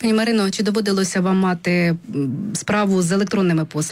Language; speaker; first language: Ukrainian; native; Ukrainian